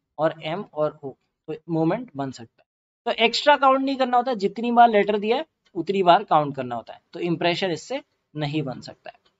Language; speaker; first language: Hindi; native; Hindi